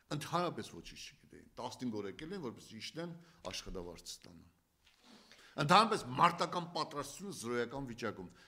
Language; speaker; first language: Armenian; native; Armenian